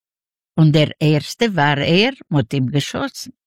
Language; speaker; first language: German; non-native, learner; Yiddish